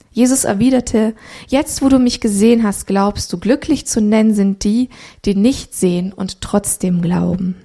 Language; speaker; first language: German; early bilingual, other home language; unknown